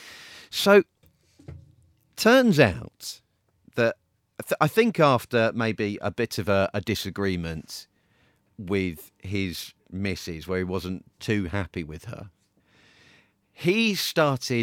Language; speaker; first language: English; native; English